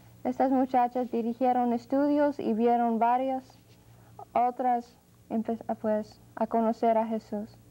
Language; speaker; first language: Spanish; non-native, fluent; English